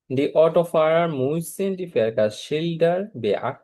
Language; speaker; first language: German; non-native, fluent; Bangla